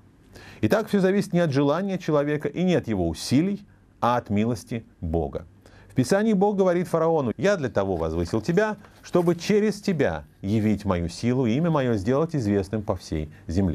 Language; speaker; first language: Russian; native; Russian